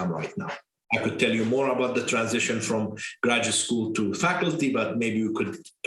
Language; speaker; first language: English; non-native, fluent; Arabic